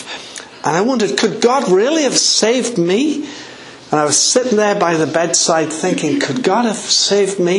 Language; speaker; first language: English; native; English